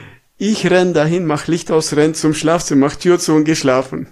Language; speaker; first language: German; non-native, fluent; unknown